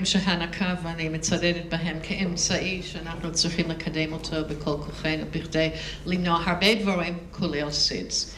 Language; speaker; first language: Hebrew; non-native, fluent; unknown